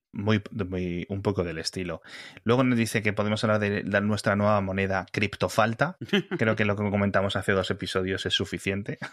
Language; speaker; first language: Spanish; native; Spanish